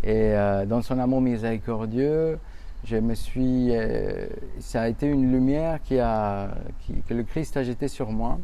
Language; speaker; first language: French; non-native, fluent; Spanish